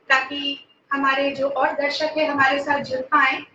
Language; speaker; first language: Hindi; non-native, local second language; Bangla